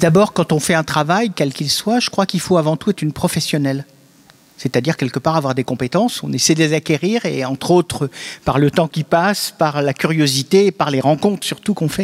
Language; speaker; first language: French; native; French